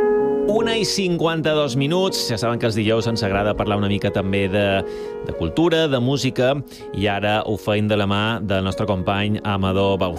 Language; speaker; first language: Catalan; native; Catalan